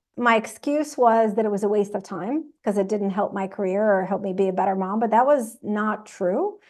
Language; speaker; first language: English; non-native, fluent; Russian